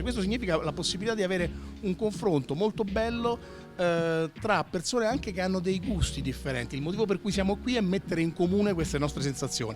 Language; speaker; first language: Italian; native; Italian